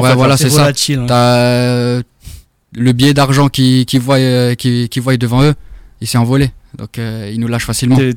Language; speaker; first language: French; native; French